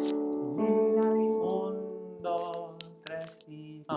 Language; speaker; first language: Spanish; non-native, fluent; English